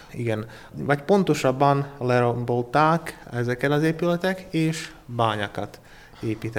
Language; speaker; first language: Hungarian; non-native, learner; Slovak